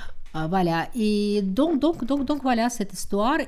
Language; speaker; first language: French; non-native, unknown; Russian